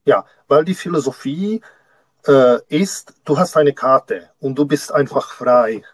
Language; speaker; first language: German; non-native, learner; Czech